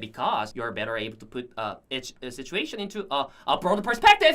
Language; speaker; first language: English; non-native, fluent; Korean